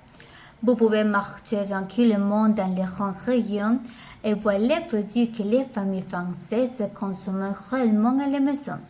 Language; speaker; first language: French; non-native, learner; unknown